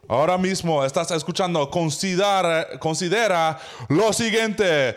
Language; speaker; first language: Spanish; non-native, learner; English